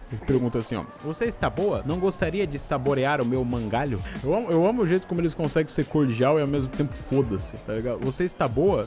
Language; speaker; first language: Portuguese; native; Portuguese